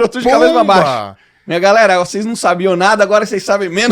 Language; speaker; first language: Portuguese; native; Portuguese